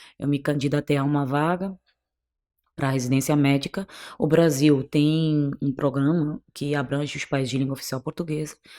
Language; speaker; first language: Portuguese; non-native, local second language; Kabuverdianu